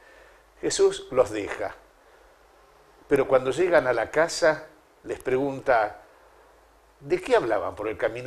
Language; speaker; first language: Spanish; native; Spanish